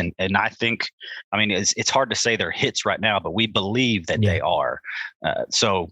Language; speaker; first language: English; native; English